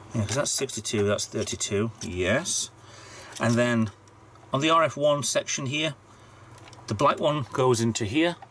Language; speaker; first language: English; native; English